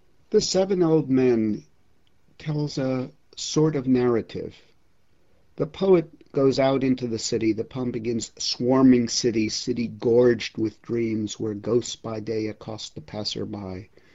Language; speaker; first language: English; native; English